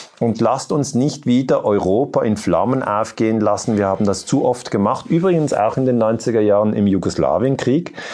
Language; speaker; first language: German; native; German